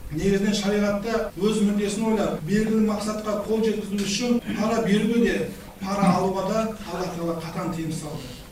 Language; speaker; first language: Kazakh; native; Kazakh